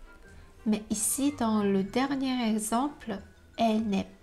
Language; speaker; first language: French; non-native, fluent; Korean